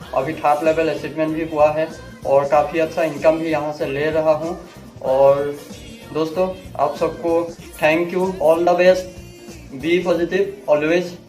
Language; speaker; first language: Hindi; non-native, local second language; Assamese